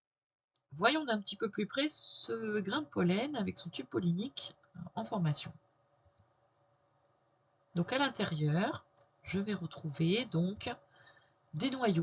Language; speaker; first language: French; native; French